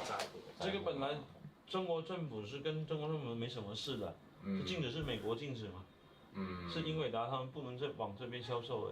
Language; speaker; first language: Chinese; native; Chinese